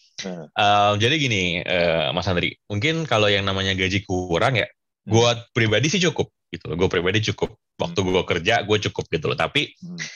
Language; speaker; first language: Indonesian; native; Indonesian